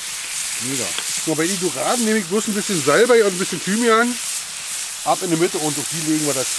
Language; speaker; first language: German; native; German